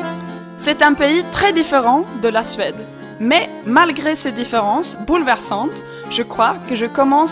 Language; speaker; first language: French; non-native, fluent; Swedish